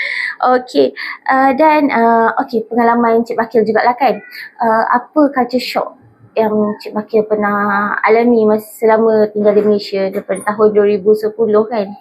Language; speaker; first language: Malay; native; Malay